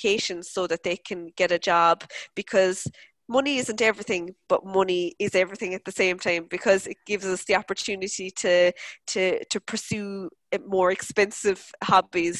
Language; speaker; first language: English; native; English